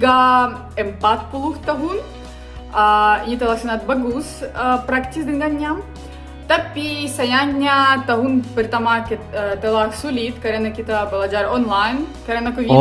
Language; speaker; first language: Indonesian; non-native, learner; Ukrainian